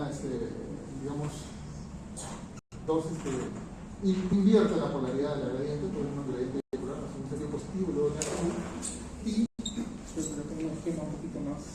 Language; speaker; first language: Spanish; native; Spanish